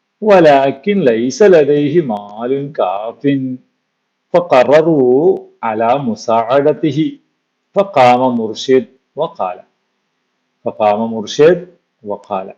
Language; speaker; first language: Arabic; non-native, fluent; Malayalam